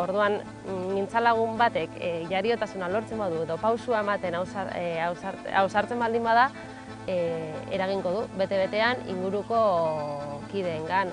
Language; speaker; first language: Basque; native; Basque